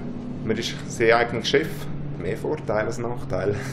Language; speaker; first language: German; native; German